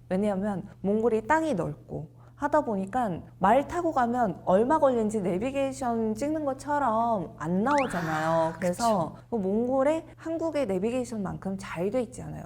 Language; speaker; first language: Korean; non-native, fluent; Mongolian